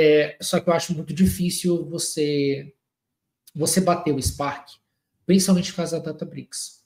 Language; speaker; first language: Portuguese; native; Portuguese